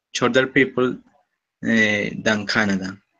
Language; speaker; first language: English; non-native, learner; Spanish